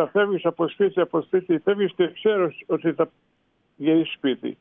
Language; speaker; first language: Greek; non-native, fluent; Serbian